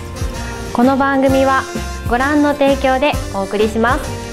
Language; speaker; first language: Japanese; native; Japanese